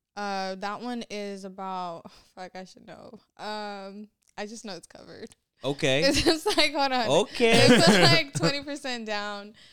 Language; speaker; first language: English; native; English